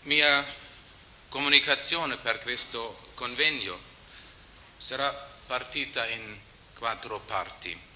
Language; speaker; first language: Italian; non-native, learner; German